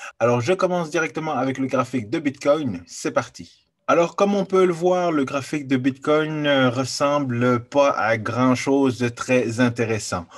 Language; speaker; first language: French; native; French